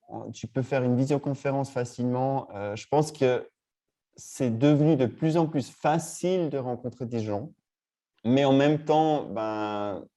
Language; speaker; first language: French; native; French